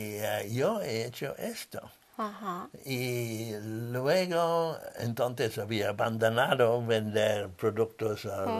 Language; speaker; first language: Spanish; non-native, fluent; English